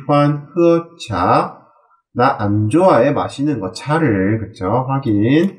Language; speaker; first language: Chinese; non-native, learner; Korean